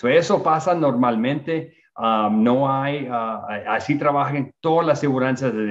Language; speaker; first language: Spanish; early bilingual, other home language; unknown